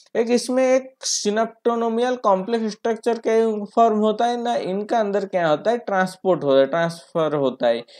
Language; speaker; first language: Hindi; non-native, local second language; Bangla